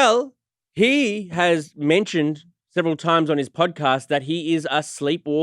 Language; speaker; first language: English; native; English